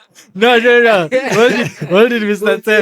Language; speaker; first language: English; non-native, local second language; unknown